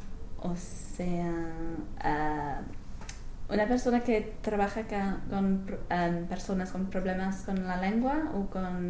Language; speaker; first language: Spanish; non-native, learner; English